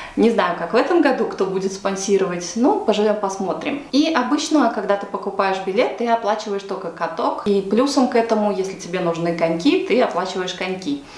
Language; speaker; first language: Russian; native; Russian